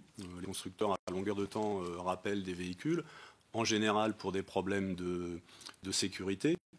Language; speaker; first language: French; native; French